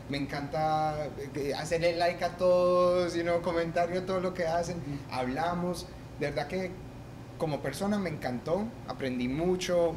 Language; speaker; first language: Spanish; early bilingual, heritage; Spanish